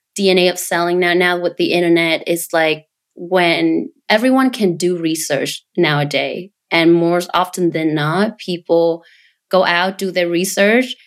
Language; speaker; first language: English; non-native, fluent; Vietnamese